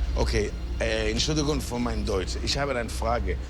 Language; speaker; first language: German; non-native, learner; Hebrew